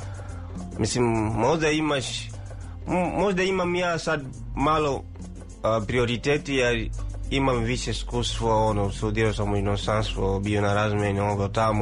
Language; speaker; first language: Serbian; non-native, fluent; Swahili